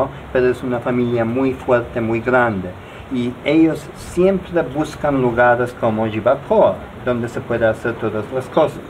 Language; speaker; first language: Spanish; non-native, learner; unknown